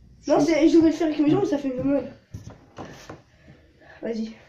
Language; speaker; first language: French; native; French